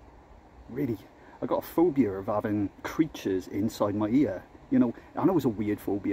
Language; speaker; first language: English; native; English